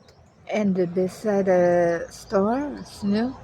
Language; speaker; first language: English; non-native, learner; Cebuano